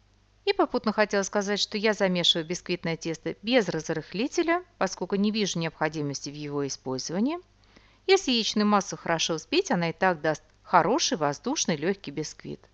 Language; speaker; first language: Russian; native; Russian